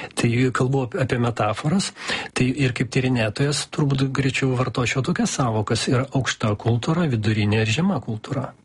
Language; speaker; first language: Lithuanian; non-native, local second language; Russian